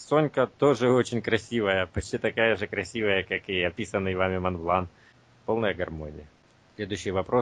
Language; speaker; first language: Russian; native; Russian